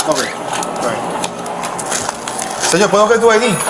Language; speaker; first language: Spanish; early bilingual, heritage; Spanish